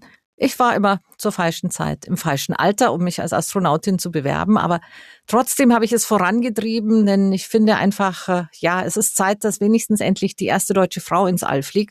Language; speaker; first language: German; native; German